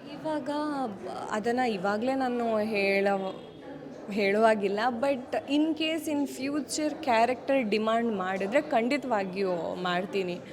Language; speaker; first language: Kannada; non-native, local second language; Konkani